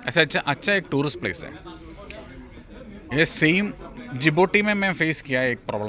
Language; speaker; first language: Hindi; non-native, local second language; Malayalam